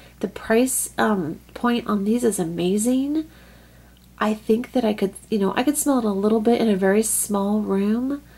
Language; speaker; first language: English; native; English